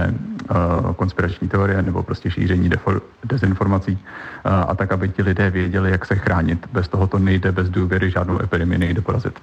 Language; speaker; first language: Czech; native; Czech